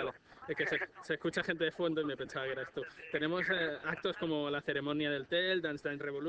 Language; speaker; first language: Spanish; native; Spanish